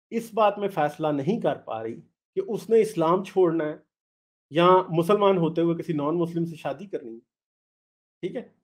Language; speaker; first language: Urdu; native; Urdu